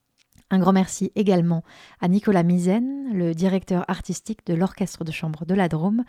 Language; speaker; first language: French; native; French